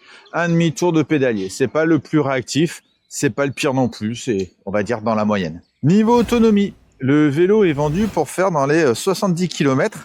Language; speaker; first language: French; native; French